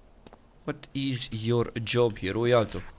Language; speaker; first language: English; non-native, fluent; Romanian